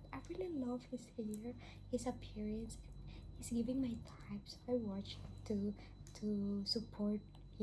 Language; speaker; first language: English; non-native, local second language; Indonesian